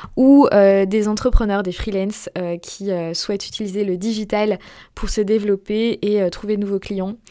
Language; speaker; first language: French; native; French